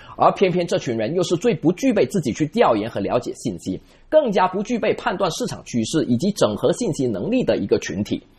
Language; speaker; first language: Chinese; native; Chinese